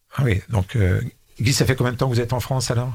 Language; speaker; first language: French; native; French